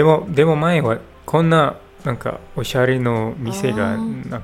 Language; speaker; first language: Japanese; non-native, learner; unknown